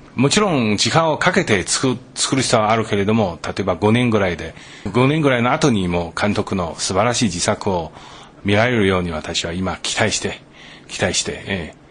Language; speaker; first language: Japanese; non-native, fluent; Chinese